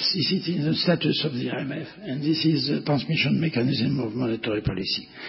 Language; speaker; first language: English; non-native, fluent; French